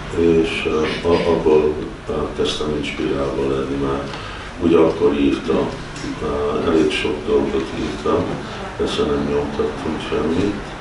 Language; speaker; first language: Hungarian; early bilingual, heritage; Hungarian